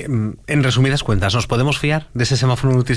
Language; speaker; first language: Spanish; native; Spanish